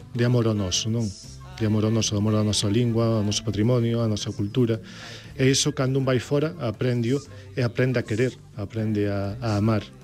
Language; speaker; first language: Galician; native; Galician